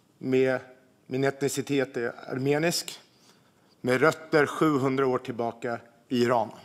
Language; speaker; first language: Swedish; early bilingual, other home language; Armenian